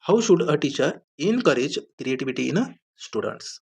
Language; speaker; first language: Hindi; non-native, local second language; Marathi